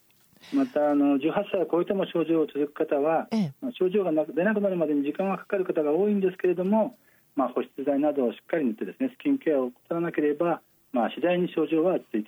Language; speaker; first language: Japanese; native; Japanese